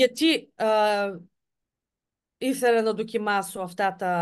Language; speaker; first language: Greek; non-native, fluent; Bulgarian